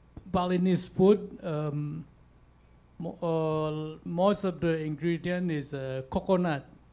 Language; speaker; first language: English; non-native, fluent; Balinese